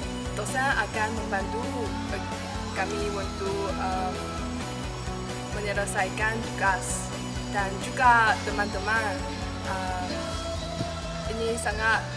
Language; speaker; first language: Indonesian; non-native, learner; Chinese